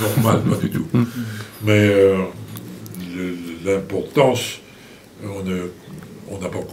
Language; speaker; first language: French; non-native, fluent; Swedish